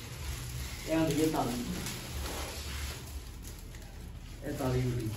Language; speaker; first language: Hindi; non-native, local second language; Punjabi